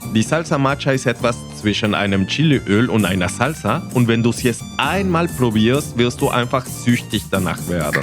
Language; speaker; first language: German; non-native, fluent; Spanish